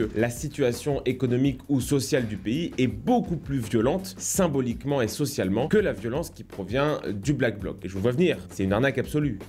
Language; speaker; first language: French; native; French